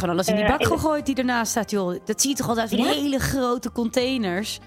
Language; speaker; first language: Dutch; native; Dutch